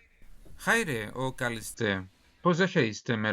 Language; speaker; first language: Greek; non-native, fluent; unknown